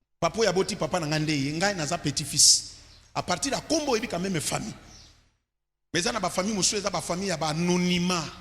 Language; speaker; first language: Lingala; native; Lingala